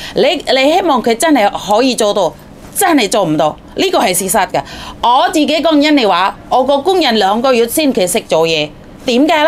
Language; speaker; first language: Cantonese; non-native, fluent; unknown